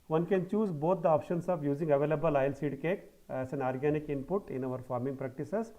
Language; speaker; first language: English; non-native, local second language; Kannada